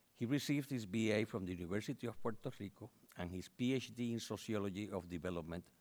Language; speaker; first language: English; non-native, local second language; Spanish